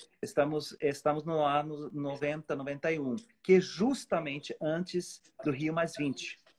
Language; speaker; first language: Portuguese; non-native, fluent; Swedish